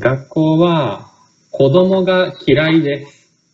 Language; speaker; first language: Japanese; native; Japanese